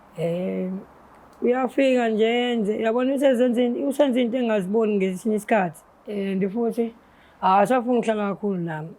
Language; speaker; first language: Zulu; native; Zulu